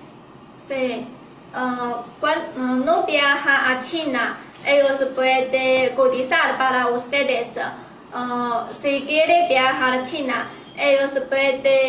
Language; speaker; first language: Spanish; non-native, learner; Chinese